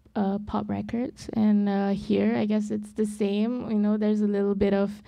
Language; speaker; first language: English; non-native, local second language; Malay